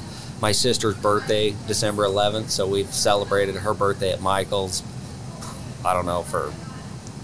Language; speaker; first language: English; native; English